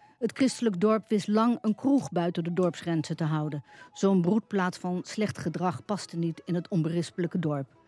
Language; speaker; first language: Dutch; native; Dutch